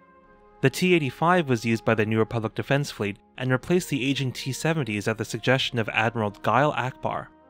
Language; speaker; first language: English; native; English